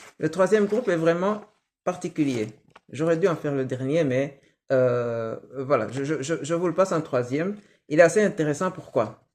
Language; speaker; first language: French; non-native, local second language; Kinyarwanda